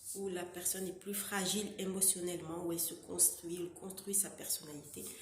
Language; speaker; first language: French; non-native, local second language; Arabic